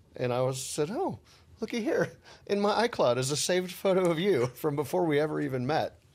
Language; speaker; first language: English; native; English